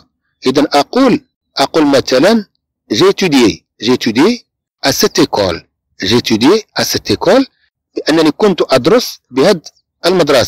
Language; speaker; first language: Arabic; native; Arabic